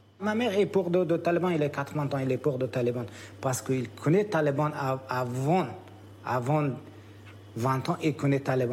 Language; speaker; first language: French; non-native, learner; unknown